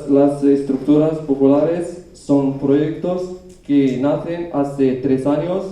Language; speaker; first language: Spanish; non-native, learner; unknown